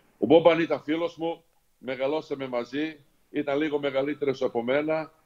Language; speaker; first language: Greek; non-native, fluent; Serbian